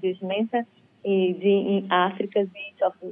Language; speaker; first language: Dutch; non-native, learner; Portuguese